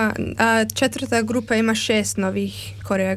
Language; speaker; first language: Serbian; early bilingual, heritage; Serbian